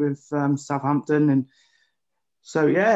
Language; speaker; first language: English; native; English